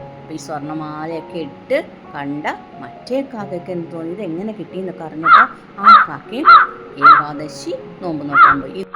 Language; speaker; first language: Malayalam; native; Malayalam